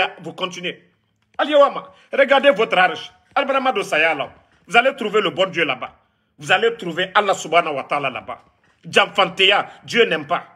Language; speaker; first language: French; non-native, local second language; Mandingo